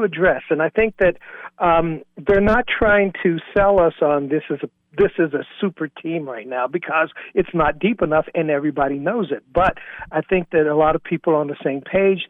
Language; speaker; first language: English; native; English